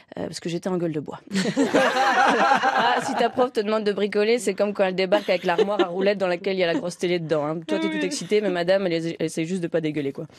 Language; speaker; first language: French; native; French